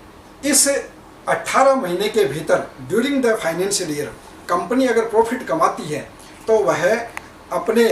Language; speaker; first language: Hindi; native; Hindi